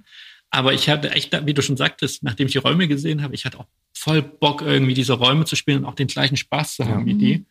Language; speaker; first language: German; native; German